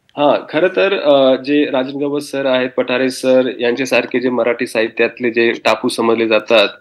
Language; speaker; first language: Marathi; non-native, local second language; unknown